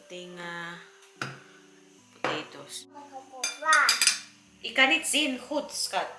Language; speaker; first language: Dutch; non-native, learner; Cebuano